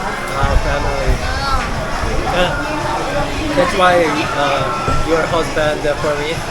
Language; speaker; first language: English; non-native, learner; Korean